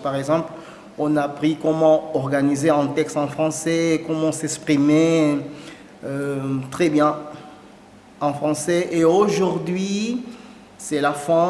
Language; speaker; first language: French; non-native, fluent; Portuguese